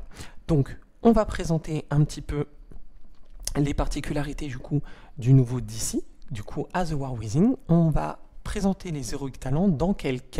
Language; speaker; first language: French; native; French